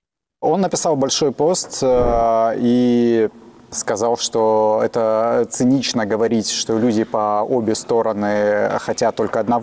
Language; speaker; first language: Russian; native; Russian